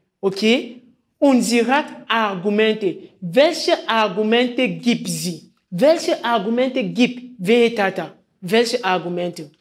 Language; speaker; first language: German; non-native, fluent; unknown